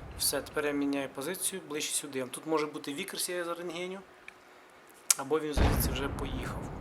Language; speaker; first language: Ukrainian; non-native, local second language; Russian